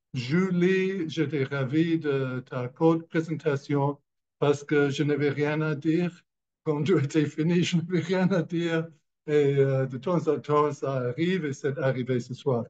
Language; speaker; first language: French; non-native, fluent; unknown